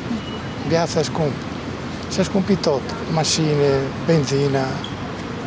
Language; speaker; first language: Romanian; non-native, learner; Italian